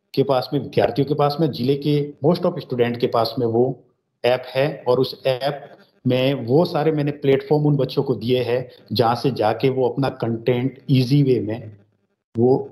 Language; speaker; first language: Hindi; native; Hindi